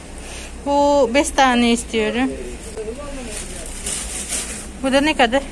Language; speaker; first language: Turkish; non-native, learner; Indonesian